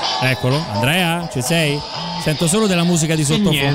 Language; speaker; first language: Italian; native; Italian